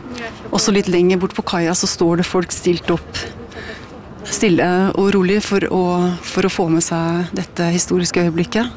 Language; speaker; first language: Norwegian; native; Norwegian